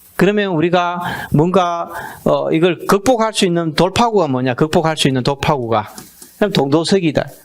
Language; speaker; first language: Korean; native; Korean